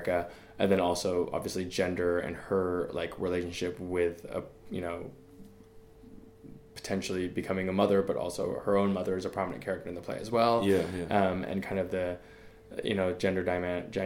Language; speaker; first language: English; native; English